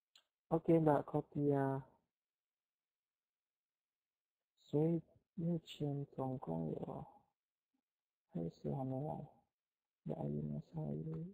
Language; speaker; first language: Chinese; non-native, fluent; Indonesian